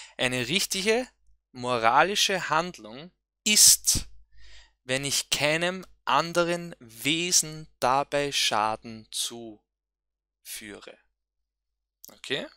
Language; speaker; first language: German; native; German